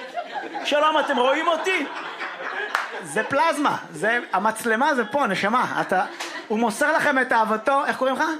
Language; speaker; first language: Hebrew; native; Hebrew